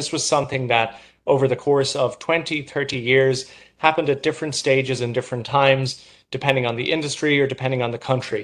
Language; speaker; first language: English; native; English